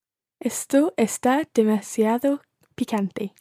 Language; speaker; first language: Spanish; non-native, learner; English